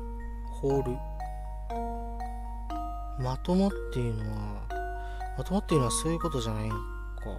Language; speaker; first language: Japanese; native; Japanese